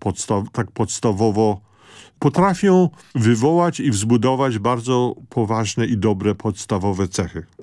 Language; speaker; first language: Polish; early bilingual, heritage; Polish